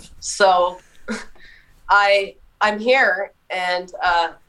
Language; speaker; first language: English; native; English